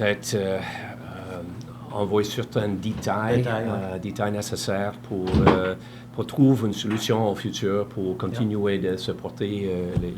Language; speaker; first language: French; non-native, learner; English